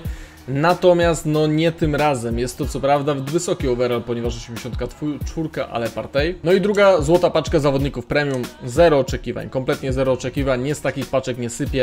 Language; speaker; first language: Polish; native; Polish